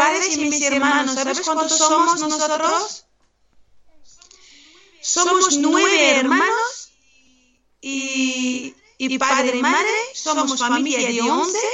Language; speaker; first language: Spanish; non-native, fluent; Arabic